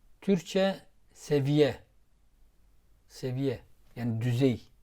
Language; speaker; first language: Turkish; non-native, local second language; Zaza